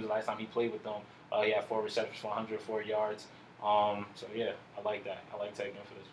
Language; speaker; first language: English; native; English